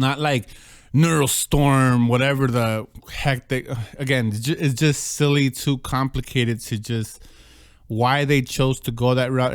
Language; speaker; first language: English; native; English